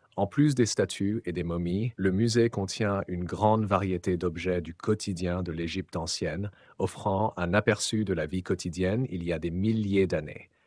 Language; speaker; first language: French; non-native, fluent; Arabic